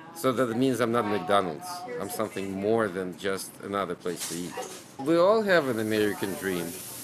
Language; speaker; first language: English; non-native, fluent; Ukrainian